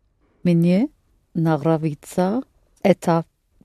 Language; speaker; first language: Russian; non-native, learner; English